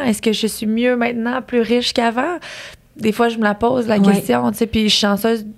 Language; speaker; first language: French; native; French